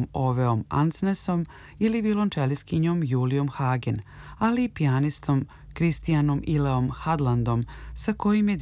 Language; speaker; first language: Serbian; native; Serbian